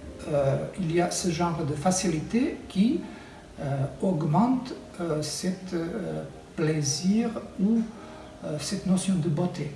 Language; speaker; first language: French; non-native, fluent; Serbian